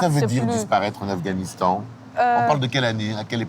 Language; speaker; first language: French; native; French